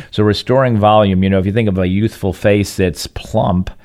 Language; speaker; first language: English; native; English